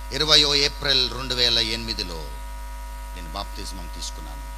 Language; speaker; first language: Telugu; non-native, local second language; English